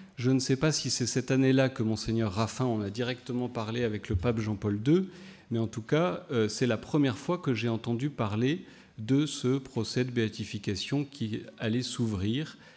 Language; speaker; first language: French; native; French